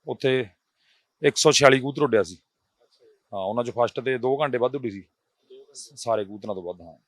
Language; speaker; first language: Punjabi; native; Punjabi